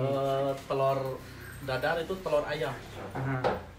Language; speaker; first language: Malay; non-native, local second language; Minangkabau